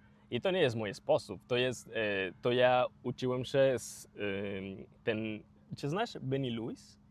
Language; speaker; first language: Polish; non-native, learner; Spanish